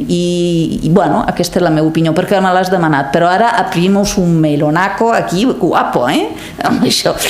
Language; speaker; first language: Catalan; non-native, fluent; Italian